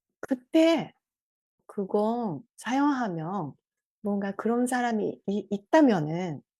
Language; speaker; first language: Korean; non-native, fluent; Japanese